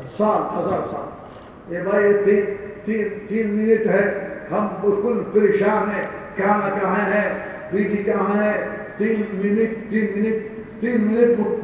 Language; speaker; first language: Urdu; non-native, learner; Arabic